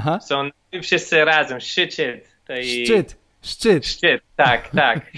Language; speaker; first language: Polish; non-native, learner; English